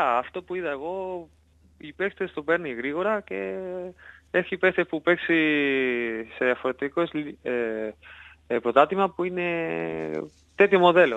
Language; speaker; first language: Greek; non-native, learner; Spanish